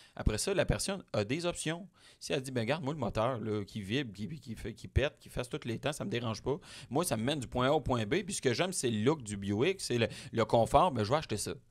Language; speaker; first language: French; native; French